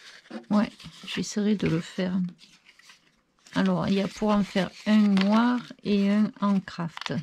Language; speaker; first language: French; native; French